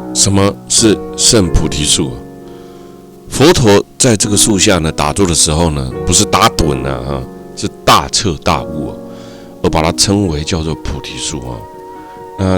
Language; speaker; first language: Chinese; native; Chinese